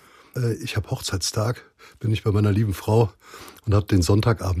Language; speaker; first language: German; native; German